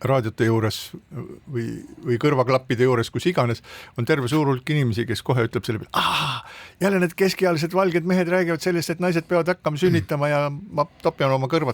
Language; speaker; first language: Estonian; native; Estonian